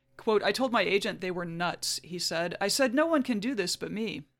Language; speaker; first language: English; native; English